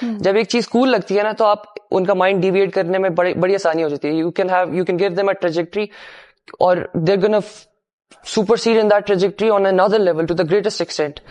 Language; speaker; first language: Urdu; early bilingual, heritage; Urdu